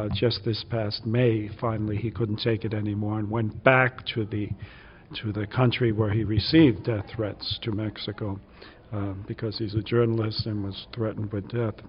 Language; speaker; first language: English; native; English